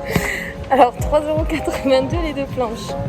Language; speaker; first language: French; native; French